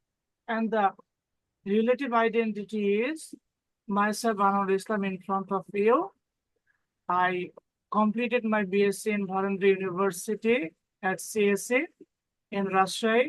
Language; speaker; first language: English; non-native, learner; Bangla